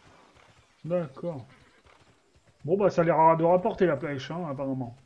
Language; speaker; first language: French; native; French